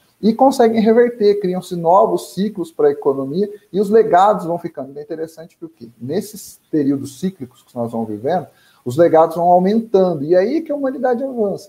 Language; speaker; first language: Portuguese; native; Portuguese